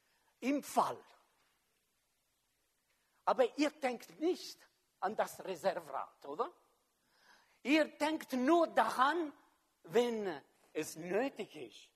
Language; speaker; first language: German; non-native, fluent; French